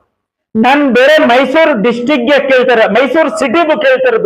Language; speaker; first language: Kannada; native; Kannada